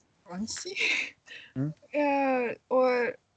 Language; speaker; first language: Hindi; non-native, learner; Russian